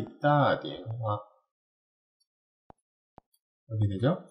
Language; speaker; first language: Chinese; non-native, learner; Korean